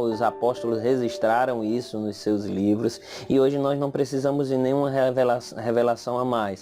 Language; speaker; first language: Portuguese; native; Portuguese